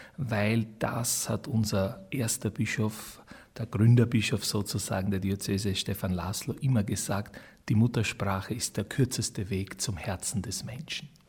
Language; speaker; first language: German; non-native, local second language; Croatian